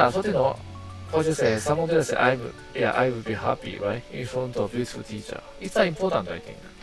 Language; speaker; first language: English; non-native, learner; Japanese